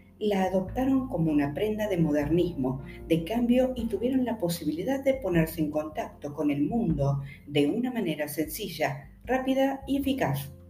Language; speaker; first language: Spanish; native; Spanish